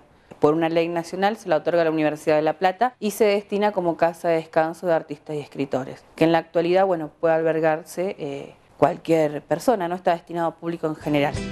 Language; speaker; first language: Spanish; native; Spanish